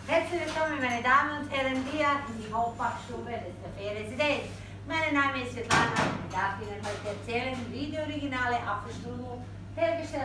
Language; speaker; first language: German; non-native, fluent; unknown